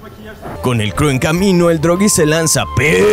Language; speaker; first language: Spanish; native; Spanish